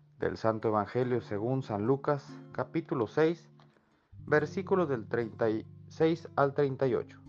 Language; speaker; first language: Spanish; native; Spanish